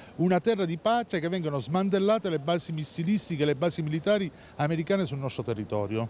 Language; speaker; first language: Italian; native; Italian